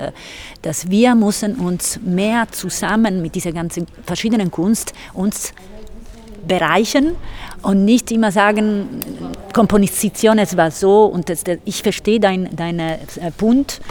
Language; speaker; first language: German; non-native, fluent; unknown